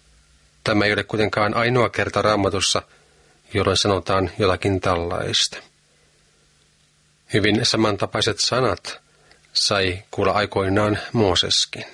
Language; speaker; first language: Finnish; native; Finnish